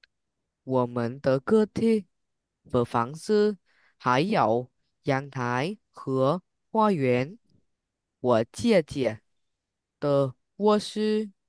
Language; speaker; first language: Chinese; non-native, learner; Vietnamese